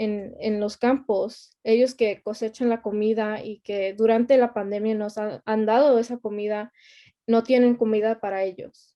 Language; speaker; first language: Spanish; early bilingual, heritage; Spanish